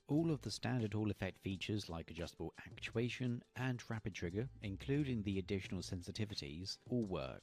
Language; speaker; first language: English; native; English